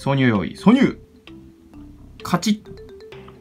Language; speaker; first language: Japanese; native; Japanese